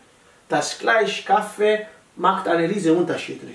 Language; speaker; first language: German; non-native, learner; Italian